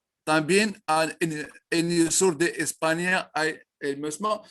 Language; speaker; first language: Spanish; non-native, learner; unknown